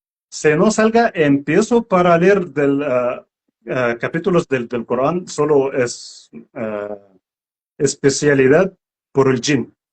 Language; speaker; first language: Spanish; non-native, learner; Arabic